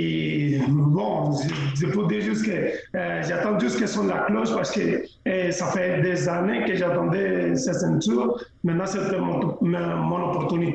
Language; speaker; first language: French; non-native, fluent; Spanish